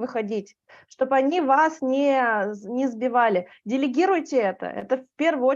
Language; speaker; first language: Russian; native; Russian